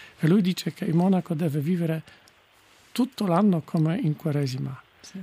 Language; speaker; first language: Italian; non-native, fluent; Polish